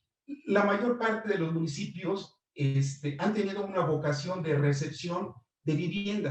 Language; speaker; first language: Spanish; native; Spanish